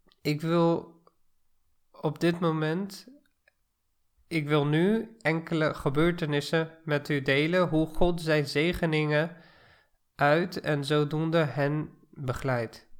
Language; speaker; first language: Dutch; non-native, fluent; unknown